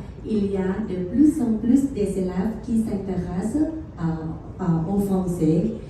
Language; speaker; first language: French; non-native, fluent; Thai